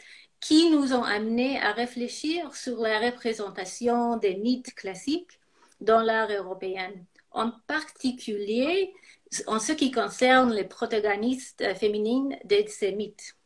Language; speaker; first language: French; non-native, fluent; English